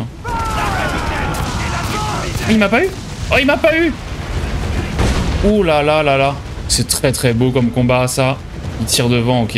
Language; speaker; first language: French; native; French